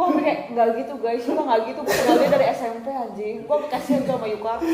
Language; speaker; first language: Indonesian; native; Indonesian